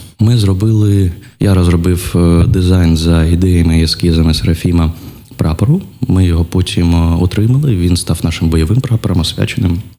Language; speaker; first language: Ukrainian; non-native, local second language; Russian